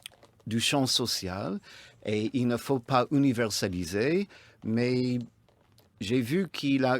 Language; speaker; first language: French; non-native, fluent; English